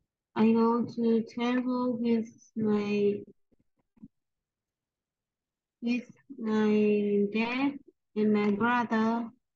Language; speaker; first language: English; non-native, learner; Vietnamese